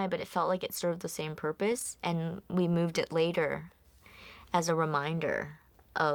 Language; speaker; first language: English; native; English